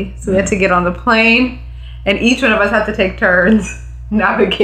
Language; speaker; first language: English; non-native, local second language; Swahili